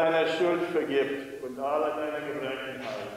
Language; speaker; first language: German; non-native, fluent; English